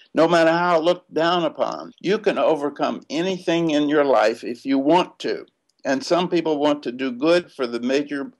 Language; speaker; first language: English; native; English